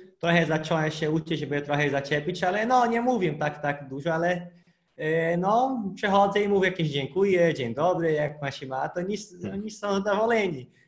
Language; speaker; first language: Polish; non-native, fluent; Portuguese